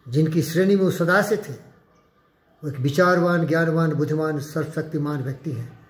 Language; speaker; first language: Hindi; native; Hindi